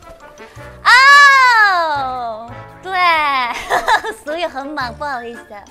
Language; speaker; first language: Chinese; non-native, learner; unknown